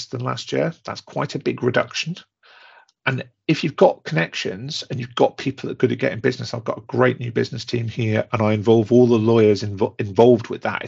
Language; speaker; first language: English; native; English